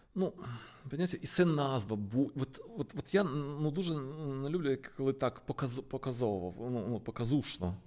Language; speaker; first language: Ukrainian; non-native, local second language; Russian